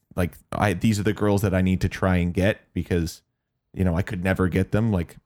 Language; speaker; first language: English; native; English